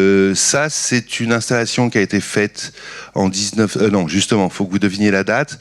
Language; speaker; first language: French; native; French